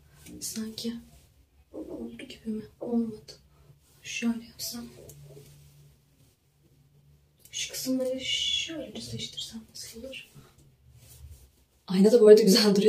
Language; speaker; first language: Turkish; native; Turkish